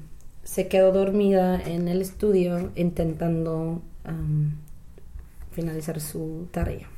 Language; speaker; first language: Spanish; non-native, learner; English